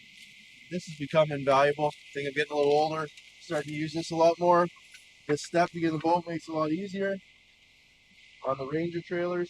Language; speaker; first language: English; native; English